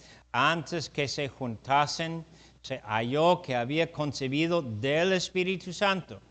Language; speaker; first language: Spanish; non-native, fluent; English